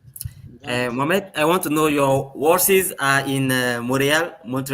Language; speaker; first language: English; non-native, learner; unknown